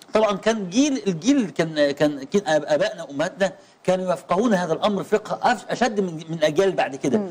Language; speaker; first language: Arabic; native; Arabic